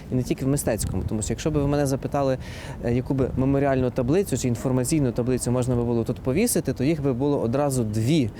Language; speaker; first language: Ukrainian; native; Ukrainian